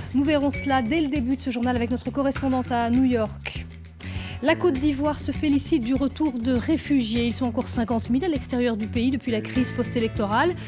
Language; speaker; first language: French; native; French